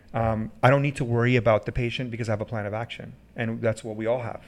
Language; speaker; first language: English; early bilingual, other home language; Persian